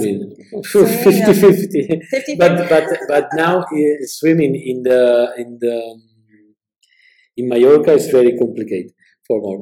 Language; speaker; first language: English; non-native, learner; Spanish